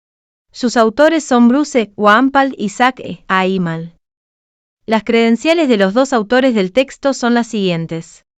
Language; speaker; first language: Spanish; native; Spanish